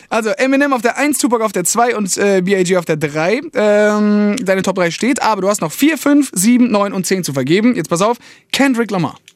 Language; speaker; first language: German; early bilingual, other home language; Italian